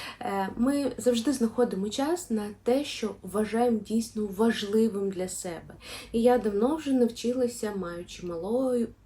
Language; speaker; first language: Ukrainian; non-native, local second language; Russian